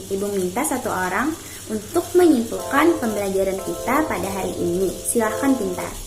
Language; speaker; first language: Indonesian; non-native, local second language; Banjar